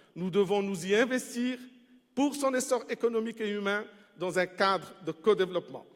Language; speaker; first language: French; non-native, local second language; Arabic